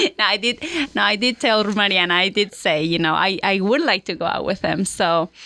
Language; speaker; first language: English; non-native, fluent; Spanish